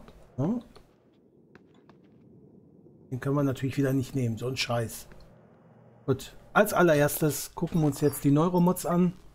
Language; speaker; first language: German; native; German